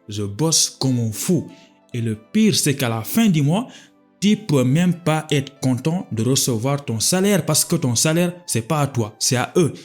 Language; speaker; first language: French; non-native, local second language; Wolof